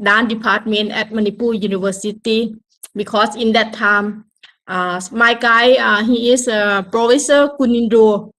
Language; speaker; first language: English; non-native, learner; Thai